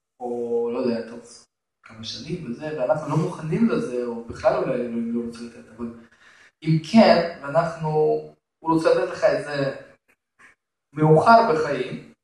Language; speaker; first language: Hebrew; non-native, fluent; Russian